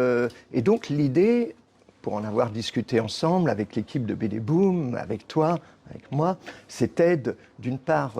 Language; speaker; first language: French; native; French